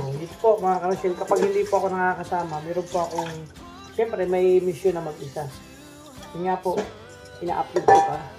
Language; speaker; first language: Filipino; non-native, local second language; Cebuano